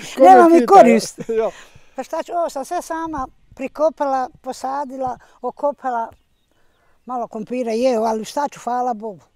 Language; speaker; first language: Croatian; native; Croatian